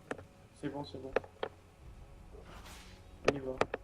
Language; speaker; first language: French; non-native, fluent; Portuguese